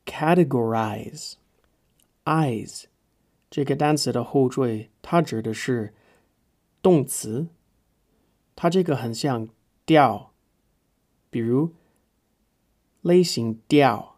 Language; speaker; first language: Chinese; non-native, fluent; English